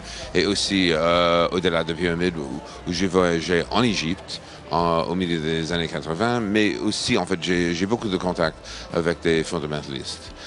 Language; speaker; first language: French; non-native, fluent; English